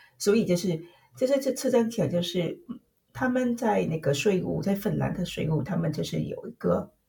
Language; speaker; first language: Chinese; non-native, fluent; Vietnamese